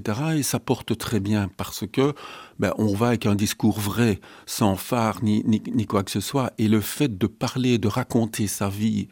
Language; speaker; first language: French; native; French